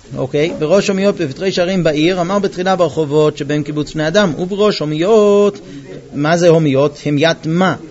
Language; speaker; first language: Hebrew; non-native, fluent; English